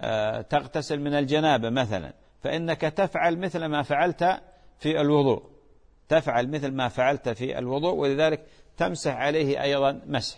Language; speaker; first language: Arabic; native; Arabic